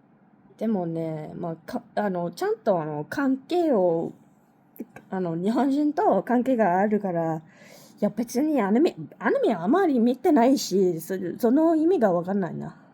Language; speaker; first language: Japanese; non-native, learner; English